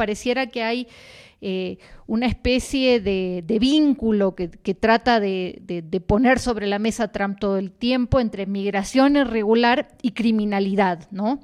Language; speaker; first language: Spanish; native; Spanish